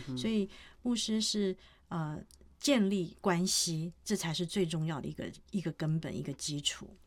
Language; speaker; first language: Chinese; native; Chinese